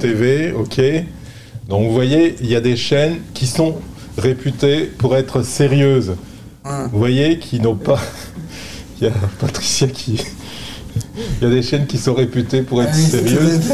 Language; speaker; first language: French; native; French